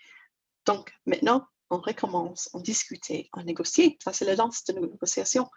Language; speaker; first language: French; non-native, fluent; English